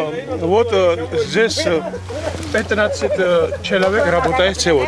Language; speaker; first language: Russian; non-native, fluent; Georgian